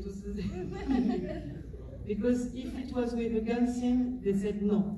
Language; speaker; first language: English; non-native, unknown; French